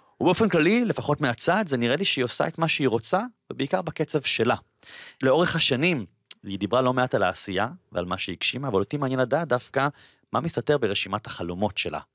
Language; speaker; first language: Hebrew; native; Hebrew